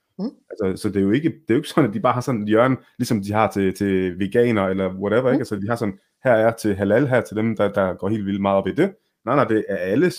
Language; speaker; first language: Danish; early bilingual, other home language; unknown